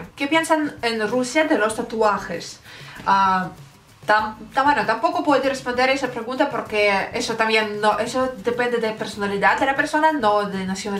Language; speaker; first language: Spanish; non-native, learner; Russian